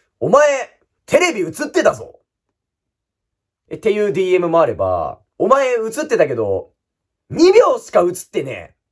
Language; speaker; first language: Japanese; native; Japanese